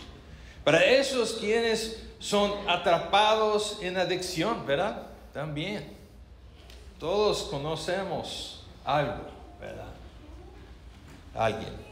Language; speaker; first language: Spanish; non-native, learner; English